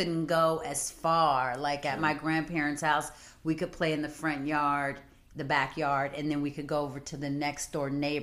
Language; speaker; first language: English; native; English